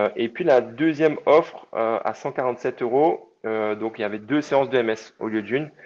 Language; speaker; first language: French; native; French